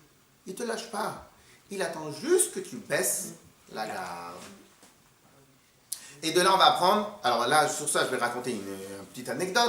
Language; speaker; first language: French; native; French